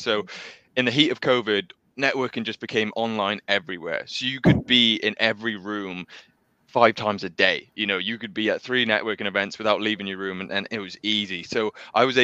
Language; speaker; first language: English; native; English